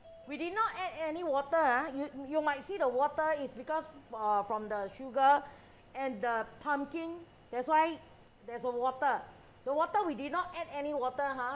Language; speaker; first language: English; non-native, local second language; Chinese